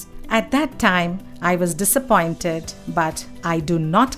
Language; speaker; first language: English; non-native, local second language; Kannada